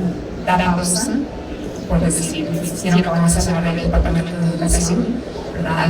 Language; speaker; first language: Spanish; early bilingual, heritage; Spanish